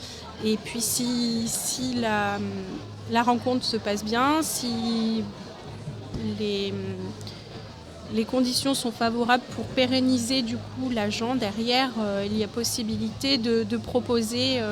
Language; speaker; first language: French; native; French